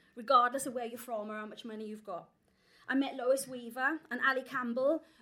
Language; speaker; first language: English; native; English